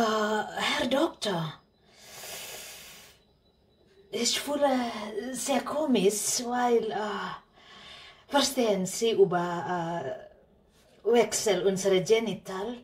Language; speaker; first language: German; non-native, learner; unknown